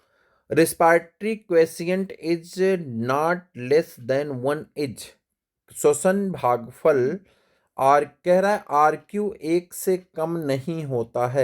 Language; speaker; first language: Hindi; native; Hindi